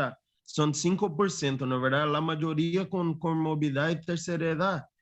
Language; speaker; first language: Spanish; non-native, fluent; Portuguese